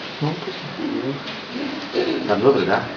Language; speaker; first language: Russian; non-native, local second language; Ukrainian